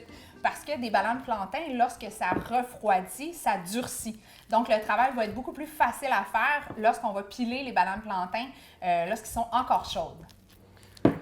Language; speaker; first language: French; native; French